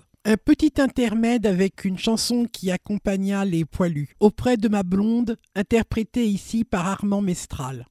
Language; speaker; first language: French; native; French